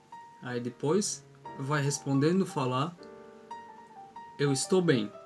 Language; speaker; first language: Portuguese; non-native, fluent; Arabic